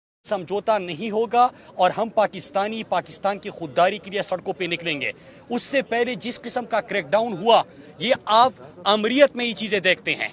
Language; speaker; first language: Urdu; native; Urdu